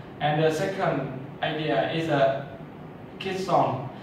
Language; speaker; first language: English; non-native, learner; Thai